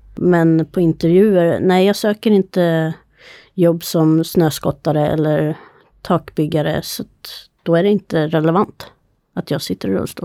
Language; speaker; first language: Swedish; native; Swedish